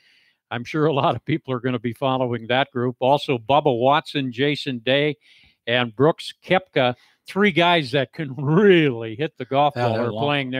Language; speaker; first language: English; native; English